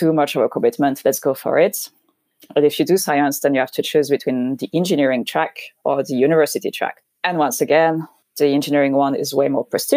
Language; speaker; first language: English; non-native, fluent; French